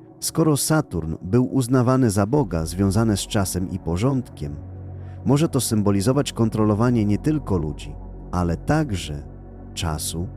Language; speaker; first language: Polish; native; Polish